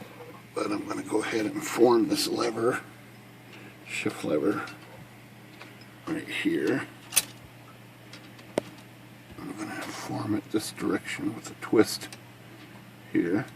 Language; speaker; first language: English; native; English